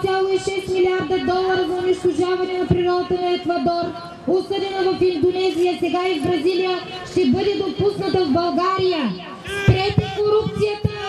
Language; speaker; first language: Bulgarian; native; Bulgarian